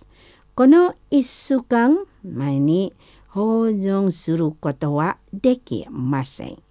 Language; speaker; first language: Japanese; non-native, learner; Indonesian